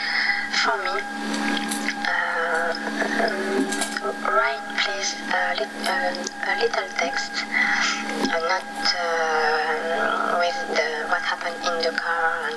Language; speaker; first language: English; non-native, fluent; French